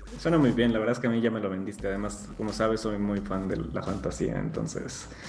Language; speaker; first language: Spanish; early bilingual, heritage; Spanish